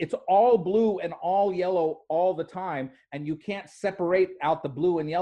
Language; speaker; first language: English; native; English